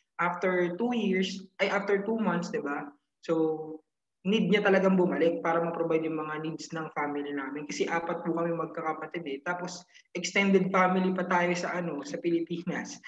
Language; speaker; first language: Filipino; native; Filipino